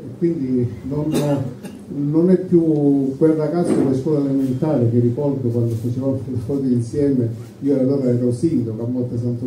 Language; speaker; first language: Italian; native; Italian